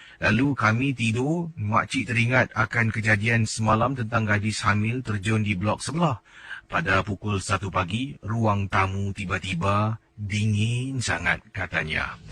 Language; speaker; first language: Malay; native; Malay